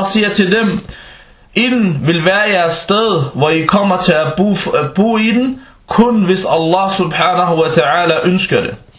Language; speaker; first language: Danish; early bilingual, other home language; Arabic